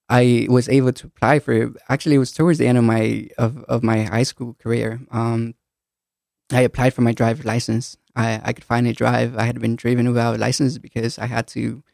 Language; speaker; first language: English; early bilingual, other home language; Spanish